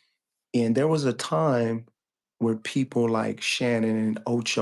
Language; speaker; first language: English; native; English